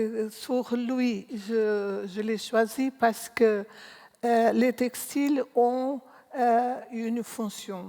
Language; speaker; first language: French; non-native, learner; Portuguese